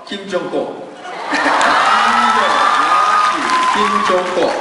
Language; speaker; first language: Chinese; non-native, learner; Korean